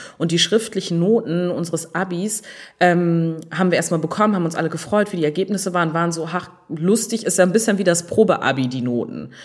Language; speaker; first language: German; early bilingual, other home language; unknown